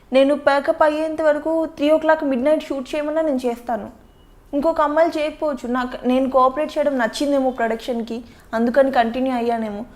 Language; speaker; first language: Telugu; native; Telugu